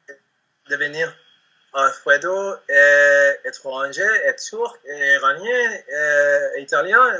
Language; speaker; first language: French; non-native, learner; Spanish